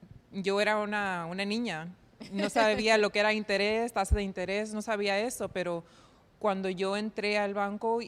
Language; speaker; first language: Spanish; early bilingual, heritage; Spanish